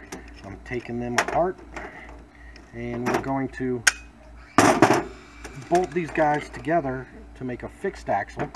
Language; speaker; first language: English; native; English